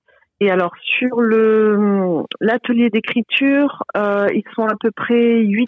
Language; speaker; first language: French; native; French